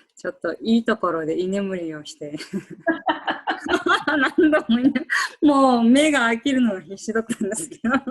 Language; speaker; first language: Japanese; native; Japanese